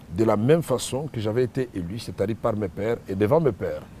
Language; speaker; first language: French; non-native, local second language; Swahili